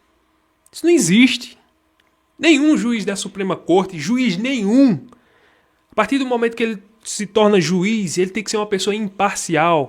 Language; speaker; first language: Portuguese; native; Portuguese